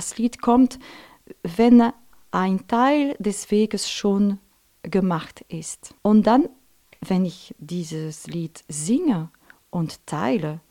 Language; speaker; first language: German; non-native, local second language; French